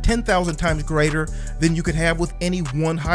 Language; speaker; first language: English; native; English